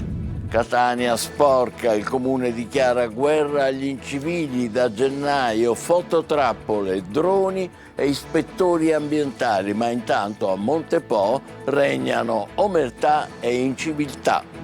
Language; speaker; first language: Italian; native; Italian